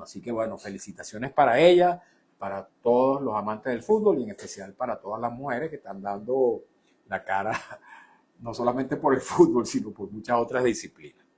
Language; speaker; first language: Spanish; native; Spanish